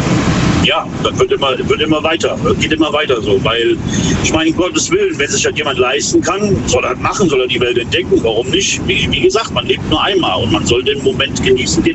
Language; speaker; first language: German; native; German